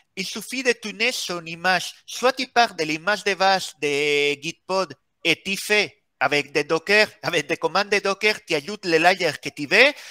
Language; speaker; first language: French; non-native, fluent; Spanish